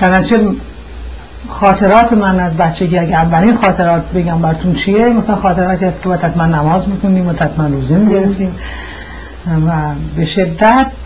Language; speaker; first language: Persian; early bilingual, heritage; Persian